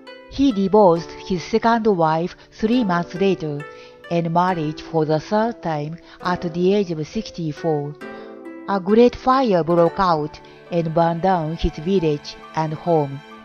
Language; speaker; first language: English; non-native, fluent; Japanese